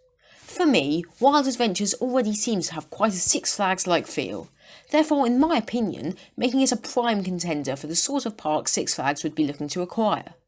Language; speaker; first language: English; native; English